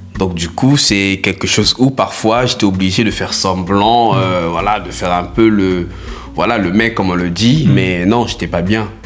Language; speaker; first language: French; non-native, local second language; Lingala